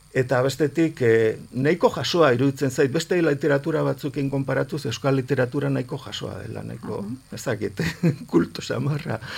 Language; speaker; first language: Basque; non-native, local second language; Spanish